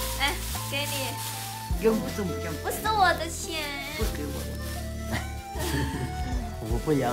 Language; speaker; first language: Chinese; non-native, learner; Lao